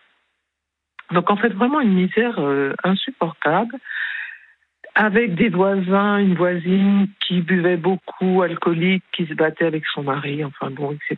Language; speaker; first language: French; early bilingual, other home language; Spanish